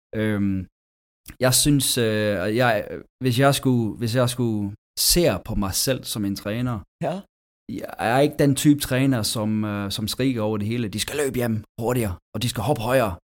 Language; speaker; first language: Danish; non-native, fluent; English